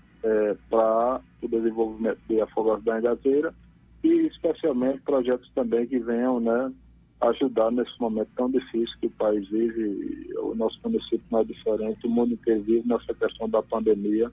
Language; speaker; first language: Portuguese; native; Portuguese